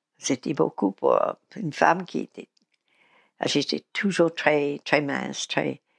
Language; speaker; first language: French; non-native, fluent; English